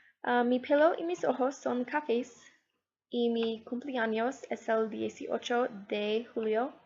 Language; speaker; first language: Spanish; non-native, learner; English